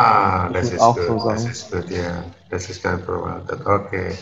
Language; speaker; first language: German; non-native, learner; Indonesian